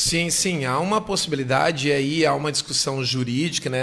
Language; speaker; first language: Portuguese; native; Portuguese